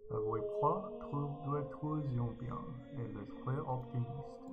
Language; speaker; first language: French; non-native, learner; Chinese